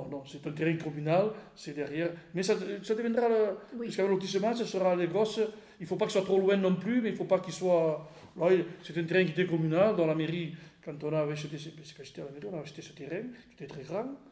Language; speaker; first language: French; native; French